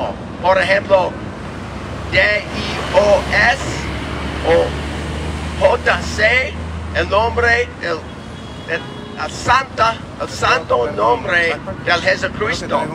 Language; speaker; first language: Spanish; non-native, learner; English